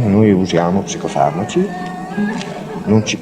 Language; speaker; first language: Italian; native; Italian